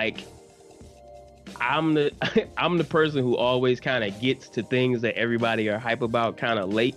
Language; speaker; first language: English; native; English